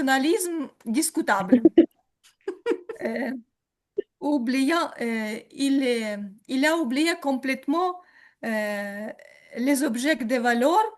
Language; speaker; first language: French; non-native, learner; Ukrainian